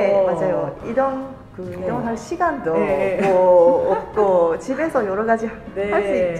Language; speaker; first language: Korean; non-native, fluent; Japanese